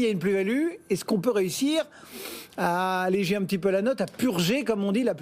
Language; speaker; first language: French; native; French